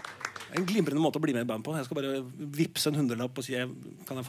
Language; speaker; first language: Norwegian; native; Norwegian